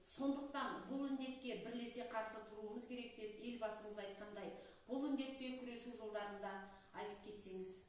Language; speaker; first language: Kazakh; native; Kazakh